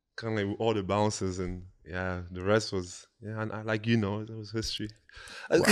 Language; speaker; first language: English; non-native, local second language; French